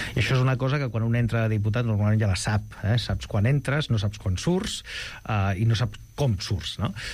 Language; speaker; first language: Catalan; non-native, local second language; Spanish